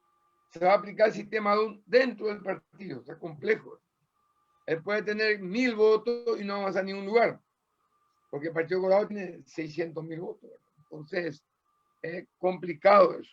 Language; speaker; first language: Spanish; native; Spanish